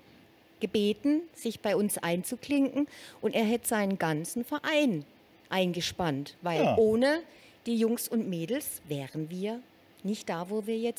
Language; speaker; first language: German; native; German